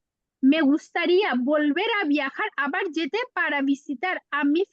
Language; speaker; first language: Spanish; non-native, fluent; Bangla